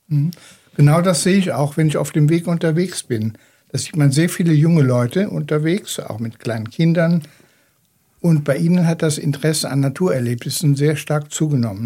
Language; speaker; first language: German; native; German